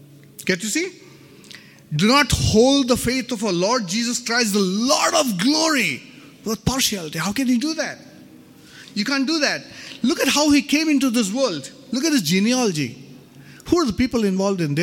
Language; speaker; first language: English; non-native, local second language; Hindi